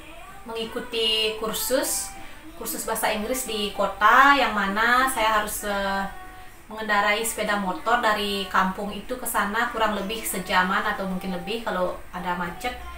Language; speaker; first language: Indonesian; non-native, local second language; Balinese